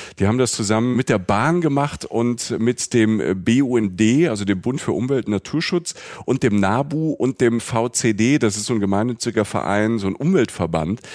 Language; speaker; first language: German; native; German